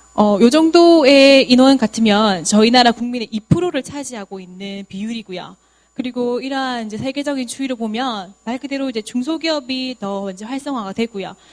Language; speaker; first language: Korean; native; Korean